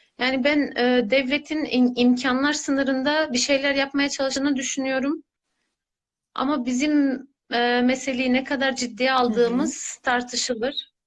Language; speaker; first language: Turkish; native; Turkish